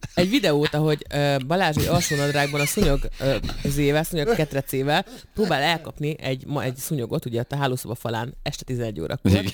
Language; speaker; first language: Hungarian; native; Hungarian